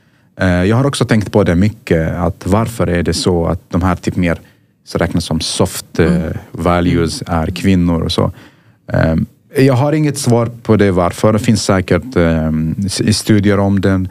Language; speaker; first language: Swedish; non-native, fluent; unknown